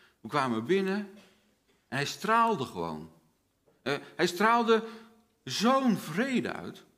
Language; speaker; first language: Dutch; native; Dutch